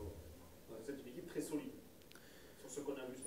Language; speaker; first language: French; native; French